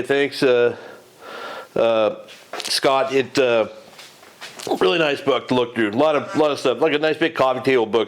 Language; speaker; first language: English; native; English